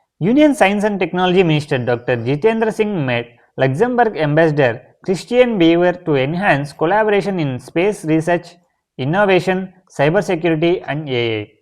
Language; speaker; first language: English; non-native, local second language; Telugu